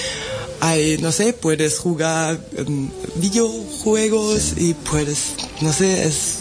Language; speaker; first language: Spanish; non-native, fluent; German